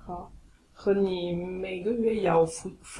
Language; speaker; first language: Chinese; non-native, learner; French